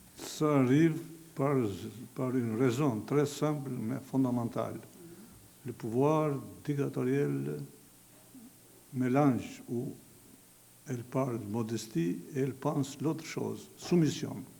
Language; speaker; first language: French; non-native, fluent; Albanian